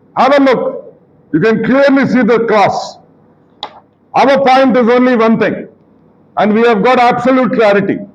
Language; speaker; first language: English; non-native, local second language; Telugu